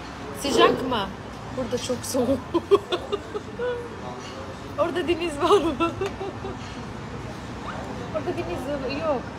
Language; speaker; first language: Turkish; non-native, learner; Arabic